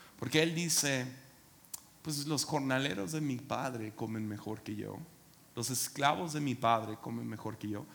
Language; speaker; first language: Spanish; non-native, fluent; English